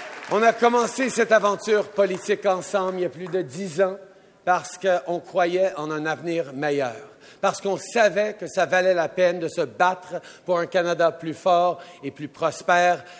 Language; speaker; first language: French; native; French